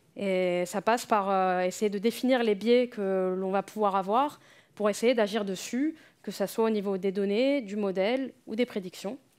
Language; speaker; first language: French; native; French